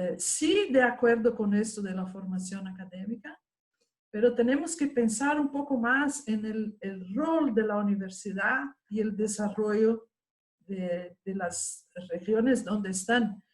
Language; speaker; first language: Spanish; non-native, fluent; Portuguese